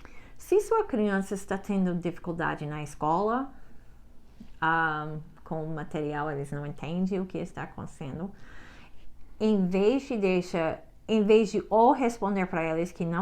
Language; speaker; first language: Portuguese; non-native, learner; English